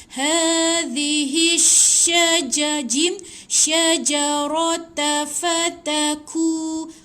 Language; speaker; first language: Malay; native; Malay